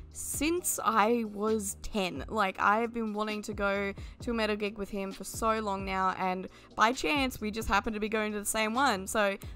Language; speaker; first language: English; native; English